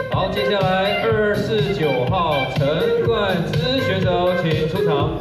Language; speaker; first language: Chinese; native; Chinese